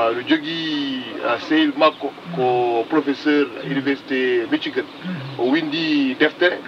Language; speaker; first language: French; non-native, local second language; Wolof